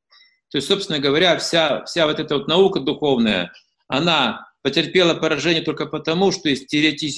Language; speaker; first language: Russian; native; Russian